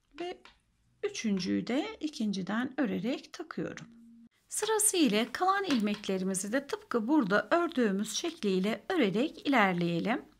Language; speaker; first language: Turkish; native; Turkish